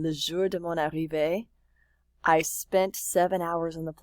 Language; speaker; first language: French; non-native, fluent; English